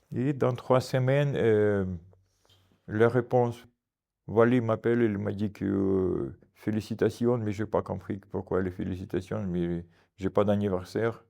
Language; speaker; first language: French; non-native, fluent; Russian